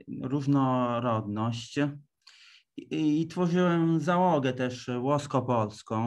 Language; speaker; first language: Polish; early bilingual, heritage; Italian